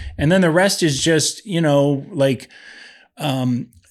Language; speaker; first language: English; native; English